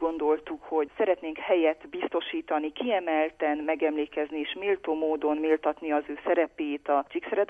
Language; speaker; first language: Hungarian; native; Hungarian